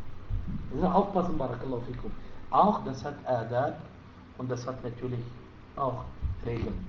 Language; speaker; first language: German; non-native, fluent; Arabic